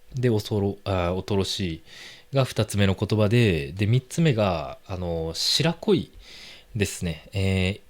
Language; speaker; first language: Japanese; native; Japanese